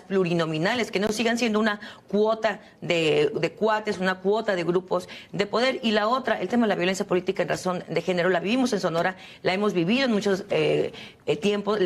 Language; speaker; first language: Spanish; native; Spanish